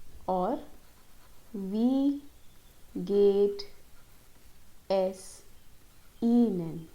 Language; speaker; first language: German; non-native, fluent; Hindi